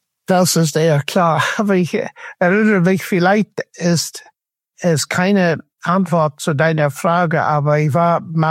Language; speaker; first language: German; non-native, fluent; English